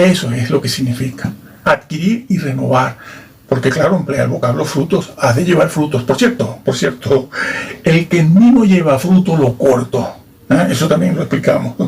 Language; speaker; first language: Spanish; native; Spanish